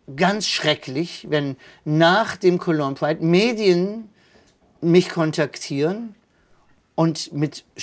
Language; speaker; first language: German; native; German